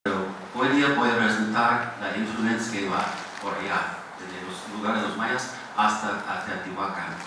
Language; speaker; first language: Spanish; non-native, fluent; English